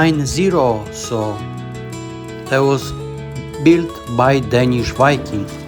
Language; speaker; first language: English; non-native, learner; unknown